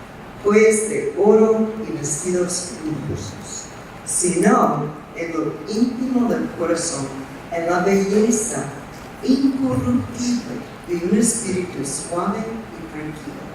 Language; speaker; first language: Spanish; non-native, fluent; English